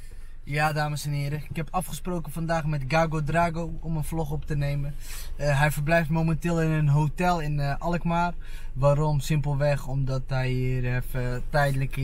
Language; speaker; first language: Dutch; native; Dutch